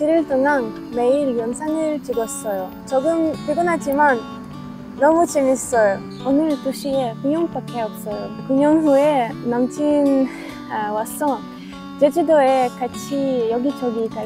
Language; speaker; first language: Korean; non-native, learner; Ukrainian